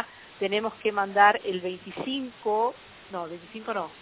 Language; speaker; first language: Spanish; native; Spanish